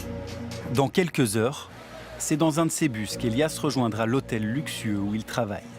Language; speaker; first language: French; native; French